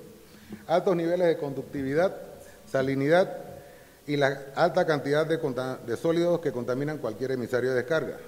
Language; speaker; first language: Spanish; native; Spanish